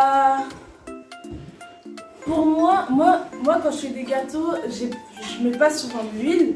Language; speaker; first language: French; native; French